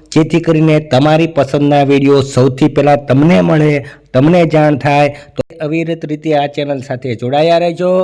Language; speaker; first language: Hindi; non-native, local second language; Gujarati